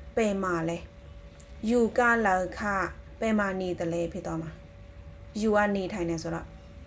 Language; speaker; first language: Burmese; non-native, local second language; Shan